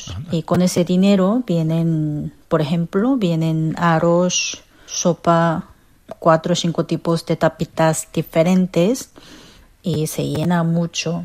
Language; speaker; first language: Spanish; non-native, fluent; Korean